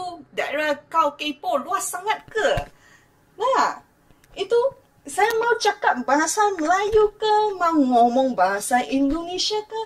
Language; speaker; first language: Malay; non-native, fluent; Chinese